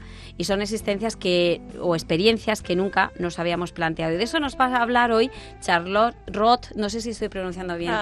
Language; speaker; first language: Spanish; native; Spanish